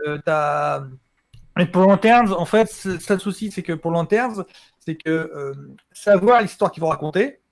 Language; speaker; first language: French; native; French